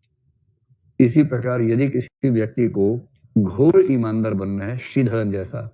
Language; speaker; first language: Hindi; native; Hindi